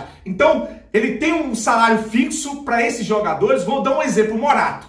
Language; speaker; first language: Portuguese; native; Portuguese